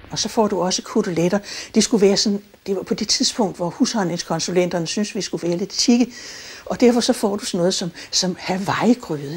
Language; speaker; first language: Danish; native; Danish